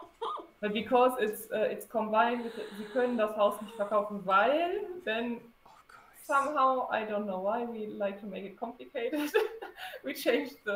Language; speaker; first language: English; non-native, fluent; German